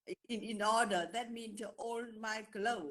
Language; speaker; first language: English; non-native, learner; Vietnamese